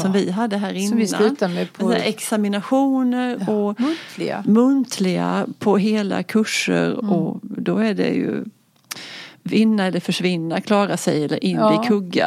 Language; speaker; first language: Swedish; native; Swedish